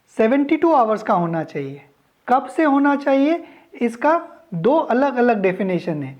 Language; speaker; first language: Hindi; native; Hindi